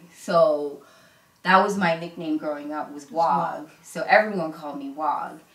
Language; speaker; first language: English; early bilingual, other home language; Igbo